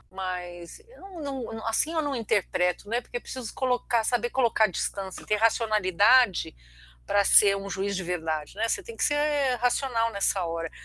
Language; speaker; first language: Portuguese; early bilingual, other home language; Armenian